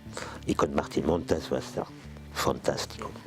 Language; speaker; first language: Spanish; non-native, fluent; French